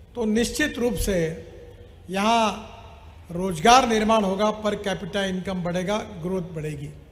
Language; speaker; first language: Hindi; non-native, local second language; Marathi